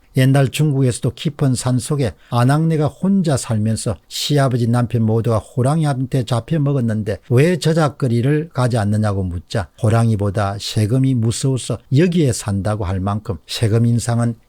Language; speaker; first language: Korean; native; Korean